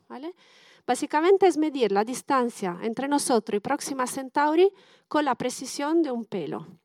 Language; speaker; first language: Spanish; non-native, fluent; Italian